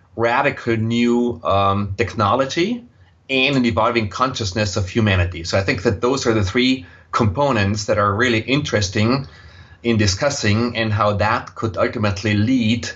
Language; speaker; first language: English; non-native, fluent; German